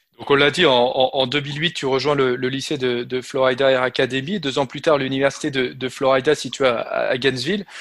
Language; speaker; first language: French; native; French